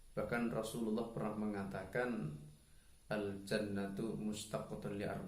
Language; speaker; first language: Indonesian; native; Indonesian